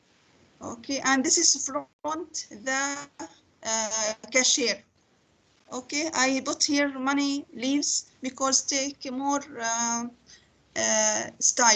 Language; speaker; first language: English; non-native, learner; Arabic